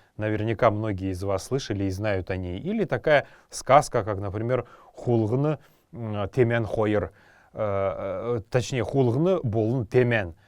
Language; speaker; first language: Russian; native; Russian